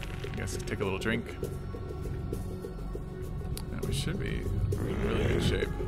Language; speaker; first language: English; native; English